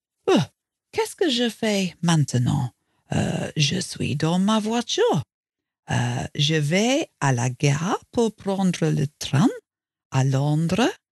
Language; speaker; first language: French; non-native, learner; English